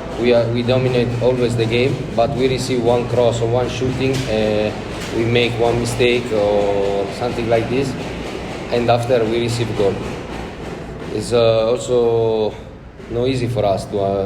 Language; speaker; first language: English; non-native, learner; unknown